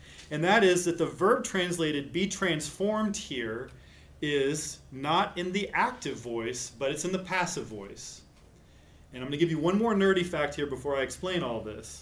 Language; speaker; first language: English; native; English